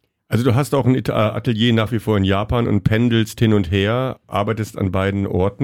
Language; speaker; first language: German; native; German